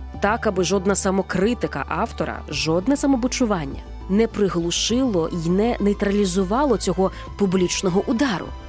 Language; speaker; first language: Ukrainian; native; Ukrainian